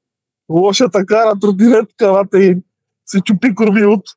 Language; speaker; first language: Bulgarian; native; Bulgarian